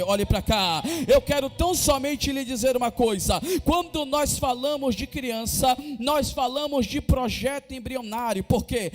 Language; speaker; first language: Portuguese; native; Portuguese